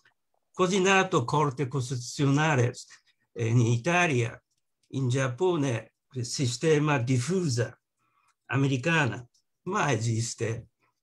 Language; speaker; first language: Italian; non-native, learner; Japanese